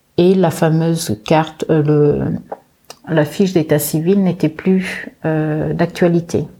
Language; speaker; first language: French; early bilingual, other home language; Portuguese